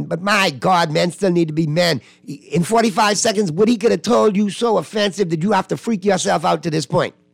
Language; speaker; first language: English; native; English